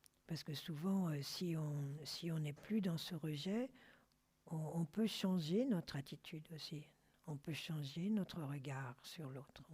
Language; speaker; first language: French; native; French